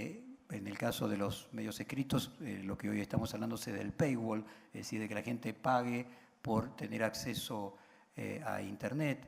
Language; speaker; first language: Spanish; native; Spanish